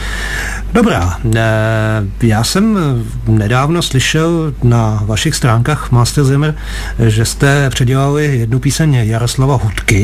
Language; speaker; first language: Czech; native; Czech